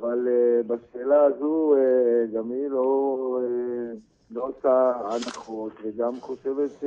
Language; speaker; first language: Hebrew; native; Hebrew